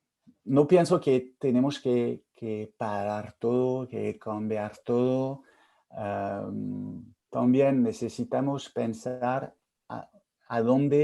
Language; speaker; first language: Spanish; non-native, fluent; French